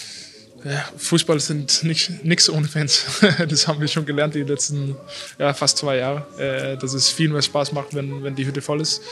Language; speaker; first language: German; non-native, fluent; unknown